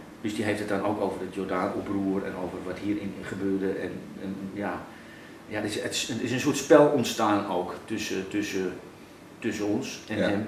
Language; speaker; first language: Dutch; native; Dutch